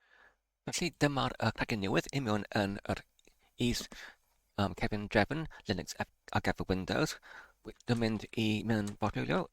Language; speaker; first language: Welsh; non-native, learner; Polish